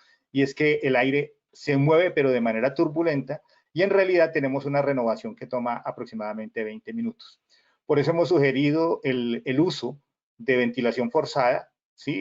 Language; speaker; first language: Spanish; native; Spanish